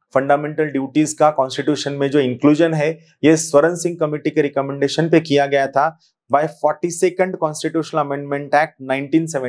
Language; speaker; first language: Hindi; non-native, local second language; Marathi